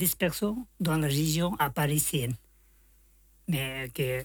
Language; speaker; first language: French; non-native, learner; Tibetan